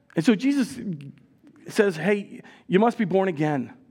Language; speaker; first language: English; native; English